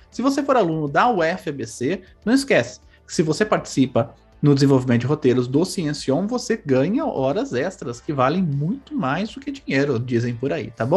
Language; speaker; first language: Portuguese; native; Portuguese